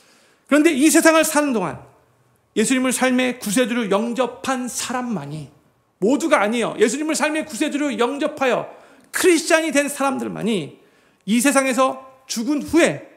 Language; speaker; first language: Korean; native; Korean